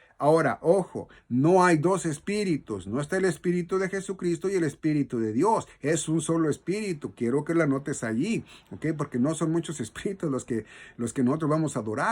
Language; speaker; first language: Spanish; native; Spanish